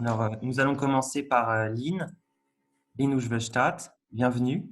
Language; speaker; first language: French; native; French